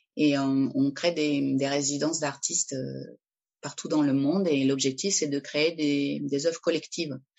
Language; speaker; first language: French; early bilingual, other home language; Spanish